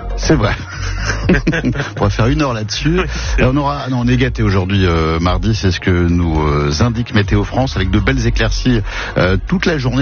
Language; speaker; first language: French; native; French